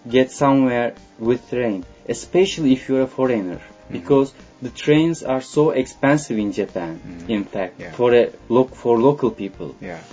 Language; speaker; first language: English; non-native, fluent; Turkish